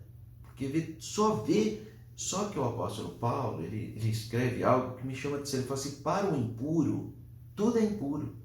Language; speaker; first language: Portuguese; native; Portuguese